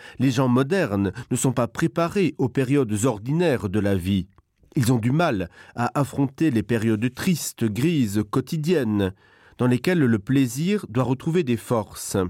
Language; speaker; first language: French; non-native, local second language; Luxembourgish